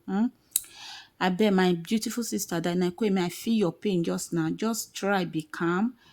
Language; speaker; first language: Nigerian Pidgin; native; Nigerian Pidgin